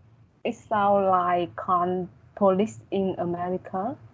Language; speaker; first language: English; non-native, learner; Vietnamese